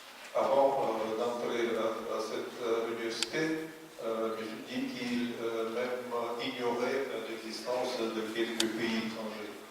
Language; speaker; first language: French; non-native, fluent; Russian